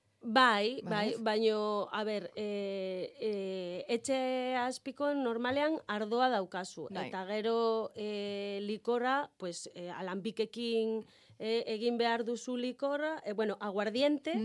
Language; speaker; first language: Basque; non-native, learner; Galician